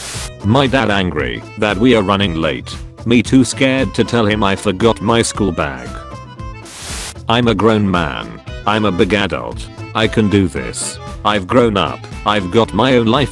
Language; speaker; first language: English; native; English